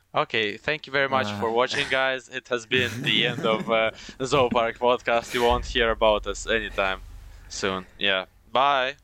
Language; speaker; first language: English; non-native, fluent; Romanian